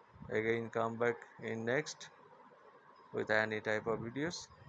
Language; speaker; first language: English; non-native, local second language; Bangla